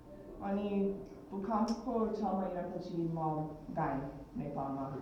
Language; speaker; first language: Nepali; early bilingual, heritage; Nepali